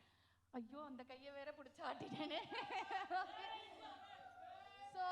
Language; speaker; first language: Tamil; native; Tamil